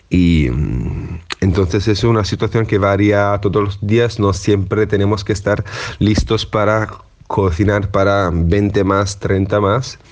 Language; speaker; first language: Spanish; non-native, fluent; Italian